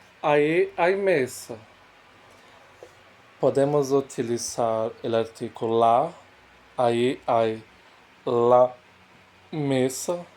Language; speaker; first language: Spanish; non-native, fluent; Portuguese